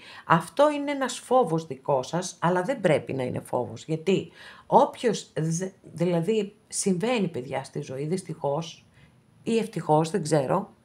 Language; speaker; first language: Greek; native; Greek